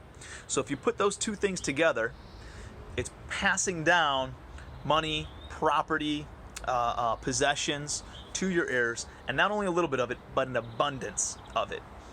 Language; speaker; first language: English; native; English